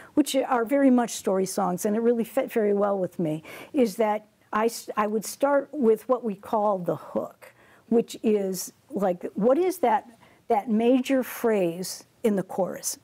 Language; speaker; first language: English; native; English